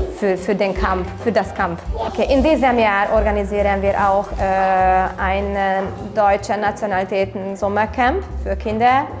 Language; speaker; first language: German; non-native, local second language; Hungarian